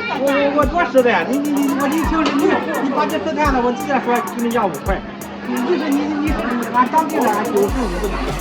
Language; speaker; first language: Chinese; native; Chinese